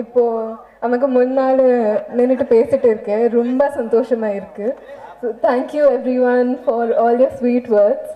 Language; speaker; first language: Tamil; non-native, fluent; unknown